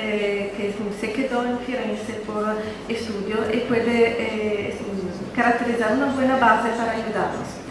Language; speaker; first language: Spanish; non-native, fluent; Italian